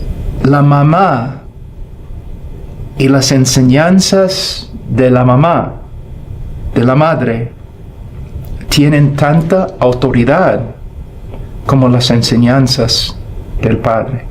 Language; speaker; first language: Spanish; non-native, fluent; English